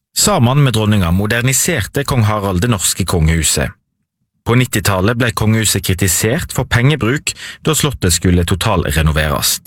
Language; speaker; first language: Norwegian; native; Norwegian